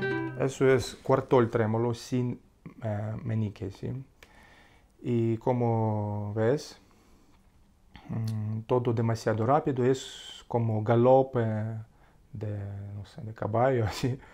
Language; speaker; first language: Spanish; non-native, learner; Russian